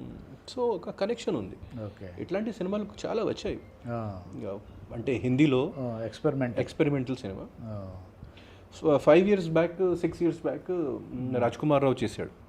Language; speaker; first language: Telugu; non-native, fluent; Hindi